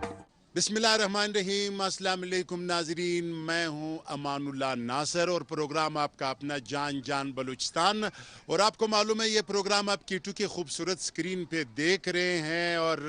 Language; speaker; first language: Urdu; non-native, local second language; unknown